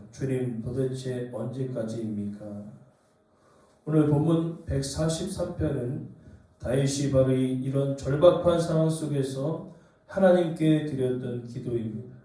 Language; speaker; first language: Korean; native; Korean